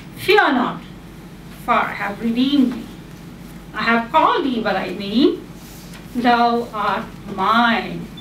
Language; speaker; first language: English; non-native, local second language; Telugu